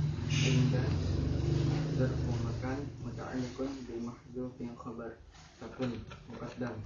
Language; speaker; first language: Arabic; non-native, learner; Indonesian